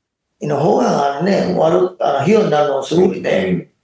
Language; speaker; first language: Japanese; non-native, fluent; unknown